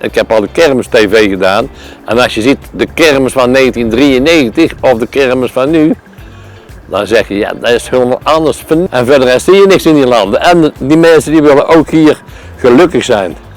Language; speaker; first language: Dutch; native; Dutch